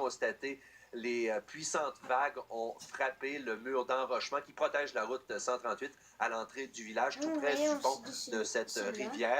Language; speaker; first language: French; native; French